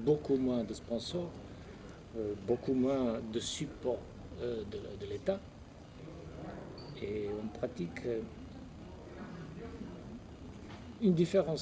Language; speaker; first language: French; non-native, fluent; Croatian